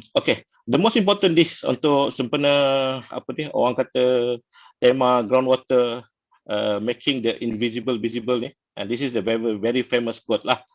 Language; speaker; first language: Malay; non-native, local second language; Tamil